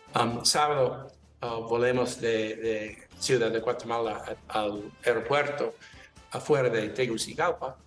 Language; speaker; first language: Spanish; non-native, learner; English